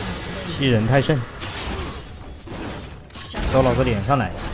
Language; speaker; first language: Chinese; native; Chinese